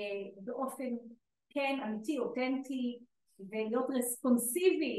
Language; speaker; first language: Hebrew; native; Hebrew